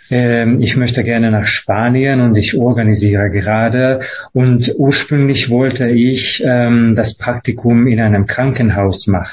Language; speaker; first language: German; non-native, fluent; Hungarian